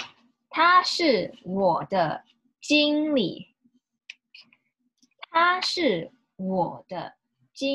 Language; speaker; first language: Chinese; non-native, fluent; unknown